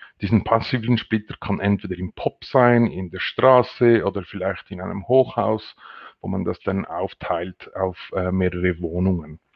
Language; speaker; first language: German; non-native, local second language; French